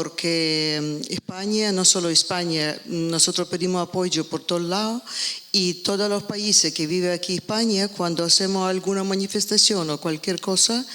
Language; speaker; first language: Spanish; non-native, learner; Ukrainian